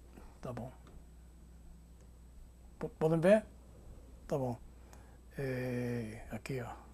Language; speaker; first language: Portuguese; non-native, fluent; English